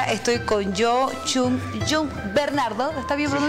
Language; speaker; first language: Spanish; native; Spanish